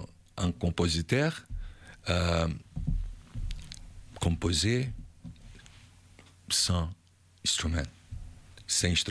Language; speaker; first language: French; non-native, learner; Portuguese